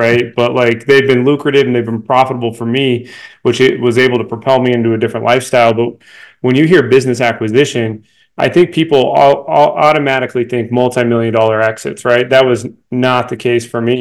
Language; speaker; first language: English; native; English